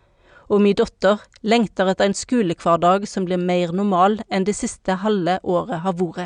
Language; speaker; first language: Norwegian; native; Norwegian